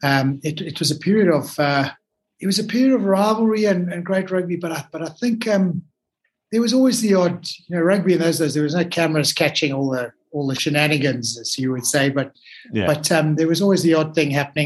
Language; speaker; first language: English; native; English